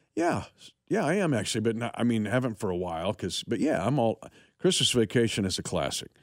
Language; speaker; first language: English; native; English